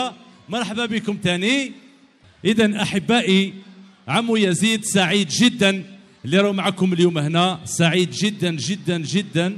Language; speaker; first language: Arabic; native; Arabic